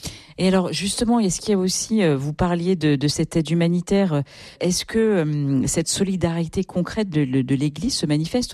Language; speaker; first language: French; native; French